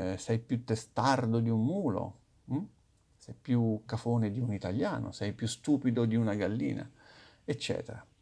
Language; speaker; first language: Italian; native; Italian